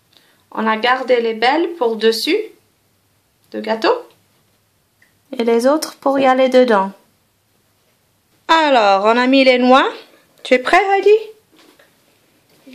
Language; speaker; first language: French; non-native, fluent; English